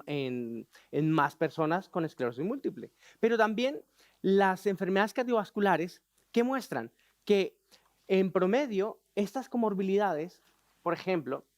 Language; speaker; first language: Spanish; native; Spanish